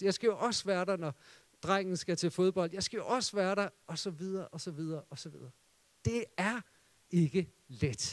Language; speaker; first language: Danish; native; Danish